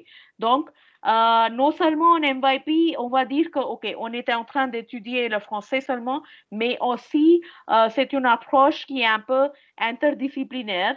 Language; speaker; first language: French; non-native, fluent; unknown